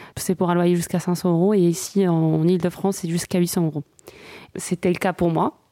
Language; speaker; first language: French; non-native, local second language; Arabic